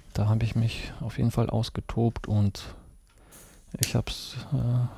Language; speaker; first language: German; early bilingual, other home language; Russian